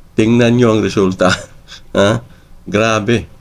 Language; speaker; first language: Filipino; native; Filipino